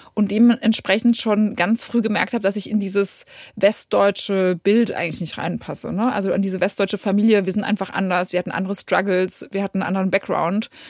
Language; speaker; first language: German; early bilingual, other home language; Polish